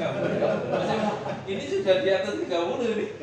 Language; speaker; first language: Indonesian; native; Indonesian